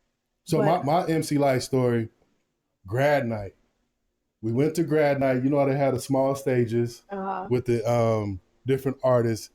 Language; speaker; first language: English; native; English